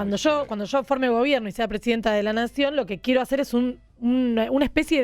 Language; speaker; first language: Spanish; native; Spanish